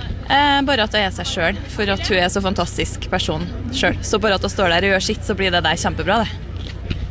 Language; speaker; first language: Norwegian; native; Norwegian